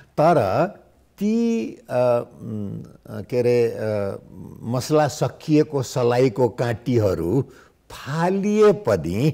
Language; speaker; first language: Nepali; non-native, local second language; Maithili